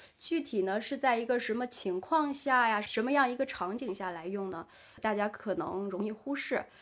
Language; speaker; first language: Chinese; native; Chinese